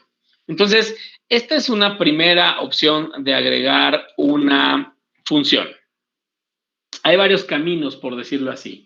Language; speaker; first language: Spanish; native; Spanish